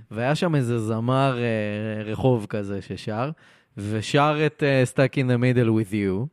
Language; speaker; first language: Hebrew; native; Hebrew